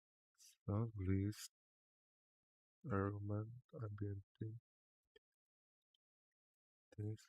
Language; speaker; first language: English; non-native, learner; Slovak